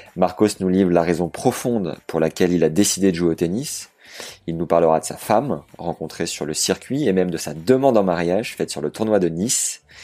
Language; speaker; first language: French; native; French